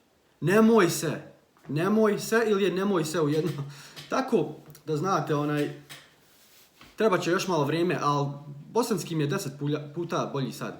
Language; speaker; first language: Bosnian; early bilingual, heritage; Bosnian